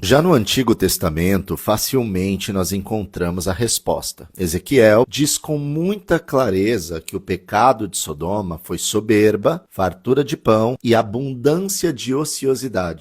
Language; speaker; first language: Portuguese; native; Portuguese